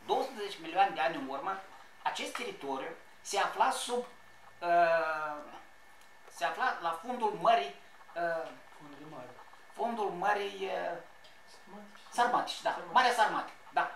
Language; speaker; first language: Romanian; native; Romanian